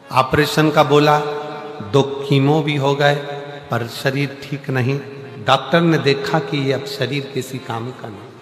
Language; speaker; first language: Hindi; native; Hindi